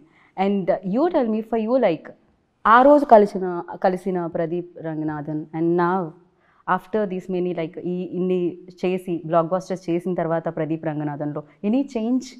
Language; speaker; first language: Telugu; native; Telugu